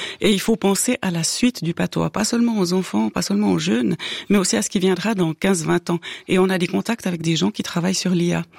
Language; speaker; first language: French; native; French